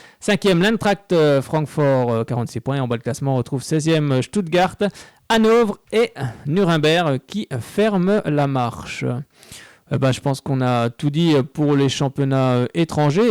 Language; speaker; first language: French; native; French